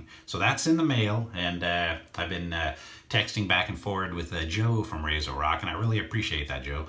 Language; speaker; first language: English; native; English